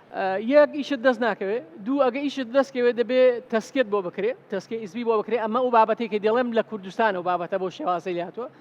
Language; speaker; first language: Central Kurdish; native; Central Kurdish